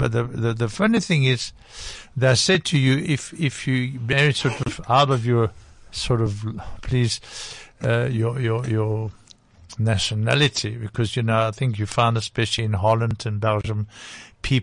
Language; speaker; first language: English; non-native, fluent; French